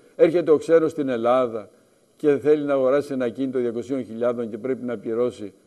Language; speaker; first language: Greek; native; Greek